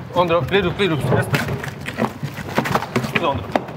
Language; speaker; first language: Czech; native; Czech